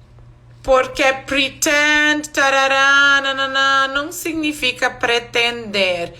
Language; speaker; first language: Portuguese; non-native, fluent; English